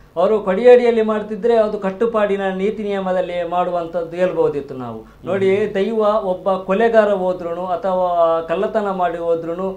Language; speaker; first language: Kannada; non-native, local second language; Tulu